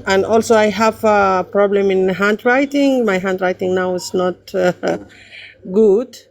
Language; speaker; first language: English; non-native, learner; Arabic